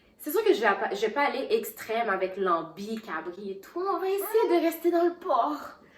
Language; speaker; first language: French; non-native, local second language; Haitian Creole